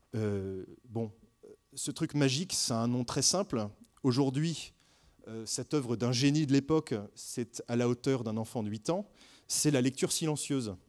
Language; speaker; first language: French; native; French